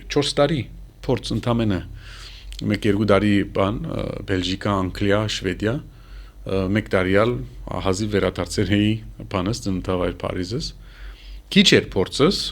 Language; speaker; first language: Armenian; early bilingual, heritage; Armenian